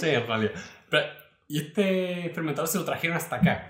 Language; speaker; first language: Spanish; native; Spanish